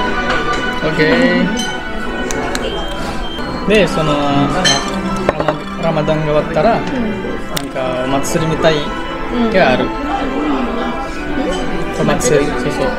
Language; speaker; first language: Japanese; non-native, fluent; Indonesian